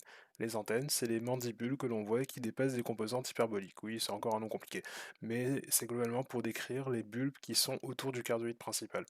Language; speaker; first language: French; native; French